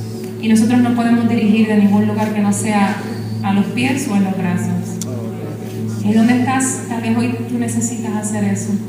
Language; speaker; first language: Spanish; native; Spanish